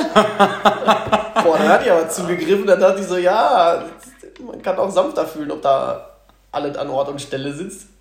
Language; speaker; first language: German; native; German